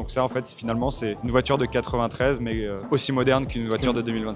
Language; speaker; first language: French; native; French